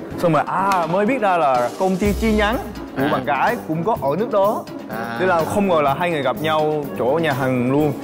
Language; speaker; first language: Vietnamese; non-native, fluent; Korean